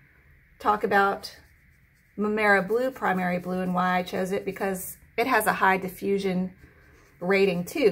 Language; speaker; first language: English; native; English